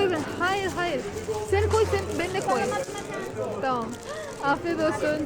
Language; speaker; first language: Turkish; non-native, learner; Indonesian